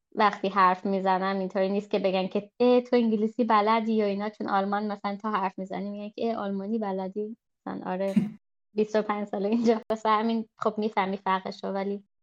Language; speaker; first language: Persian; early bilingual, heritage; Persian